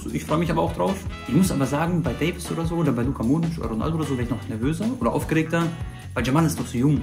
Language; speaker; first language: German; native; German